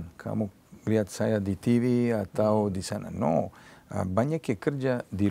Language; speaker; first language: Indonesian; non-native, fluent; Serbian